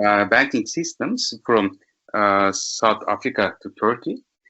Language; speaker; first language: English; non-native, learner; Turkish